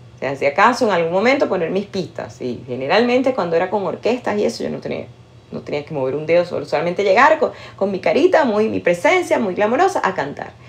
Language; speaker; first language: Spanish; native; Spanish